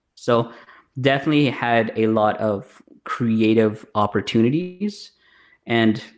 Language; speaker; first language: English; early bilingual, other home language; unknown